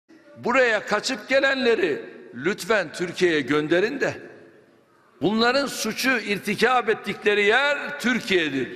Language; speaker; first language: Turkish; native; Turkish